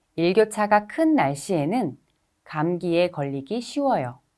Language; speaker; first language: Korean; native; Korean